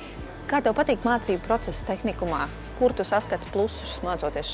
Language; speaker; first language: Latvian; native; Latvian